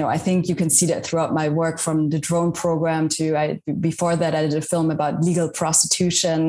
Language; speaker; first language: English; non-native, fluent; German